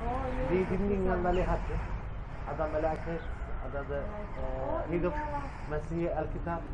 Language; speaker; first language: Indonesian; non-native, learner; Turkish